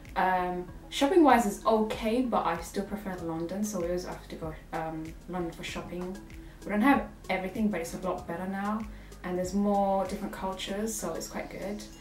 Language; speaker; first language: English; native; English